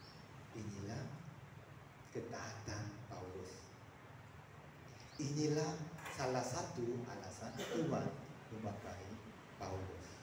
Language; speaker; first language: Indonesian; non-native, fluent; Korean